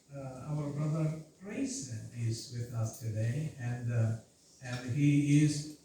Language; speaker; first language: English; non-native, local second language; Malayalam